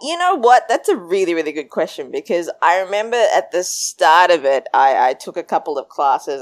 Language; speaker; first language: English; native; English